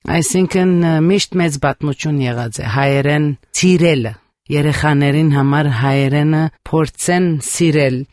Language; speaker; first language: Armenian; early bilingual, heritage; Armenian